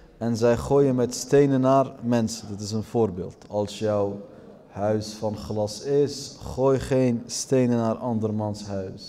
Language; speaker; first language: Dutch; early bilingual, other home language; Arabic